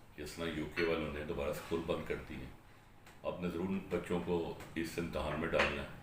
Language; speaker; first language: Urdu; non-native, local second language; Punjabi